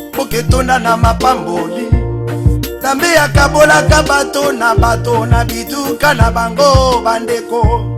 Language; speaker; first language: Lingala; native; Lingala